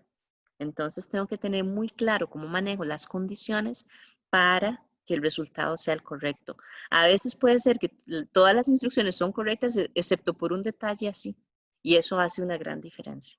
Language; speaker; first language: Spanish; native; Spanish